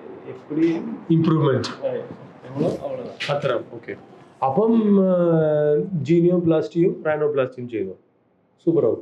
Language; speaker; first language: Malayalam; non-native, local second language; Tamil